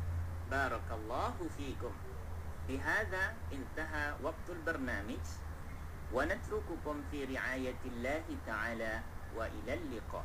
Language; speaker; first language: Arabic; non-native, fluent; Malay